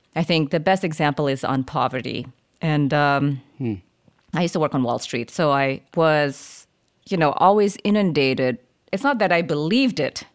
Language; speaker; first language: English; early bilingual, other home language; German